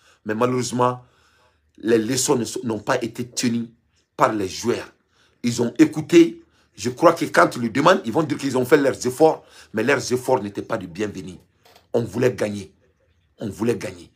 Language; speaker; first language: French; non-native, local second language; Bambara